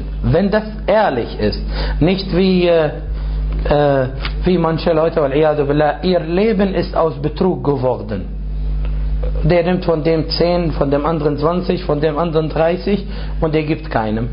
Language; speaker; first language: German; non-native, fluent; Arabic